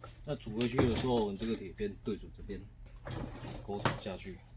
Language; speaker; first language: Chinese; native; Chinese